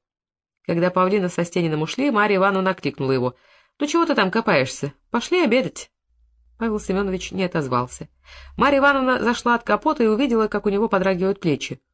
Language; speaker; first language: Russian; native; Russian